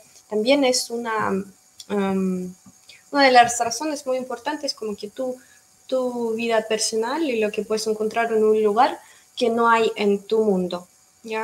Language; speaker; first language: Spanish; non-native, fluent; Russian